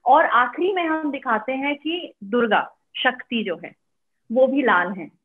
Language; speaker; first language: Hindi; native; Hindi